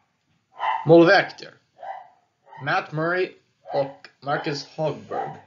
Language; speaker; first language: Swedish; non-native, learner; English